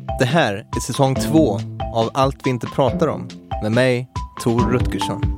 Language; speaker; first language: Swedish; native; Swedish